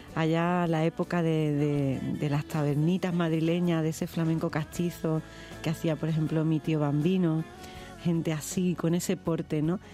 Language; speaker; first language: Spanish; native; Spanish